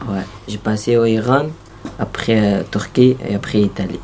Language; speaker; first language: French; non-native, learner; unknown